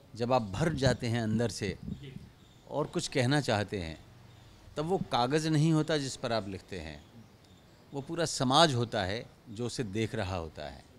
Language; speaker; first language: Hindi; native; Hindi